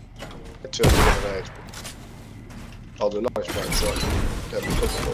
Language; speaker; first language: Swedish; native; Swedish